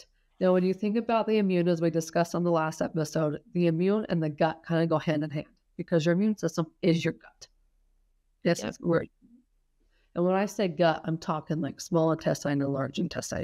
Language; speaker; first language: English; native; English